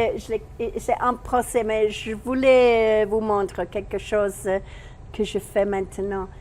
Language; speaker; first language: French; non-native, learner; English